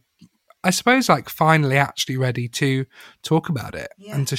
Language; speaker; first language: English; native; English